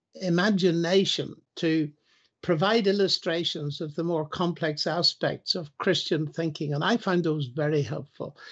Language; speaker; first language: English; native; English